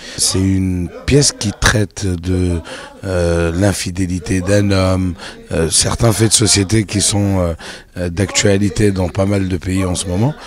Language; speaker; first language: French; non-native, local second language; Arabic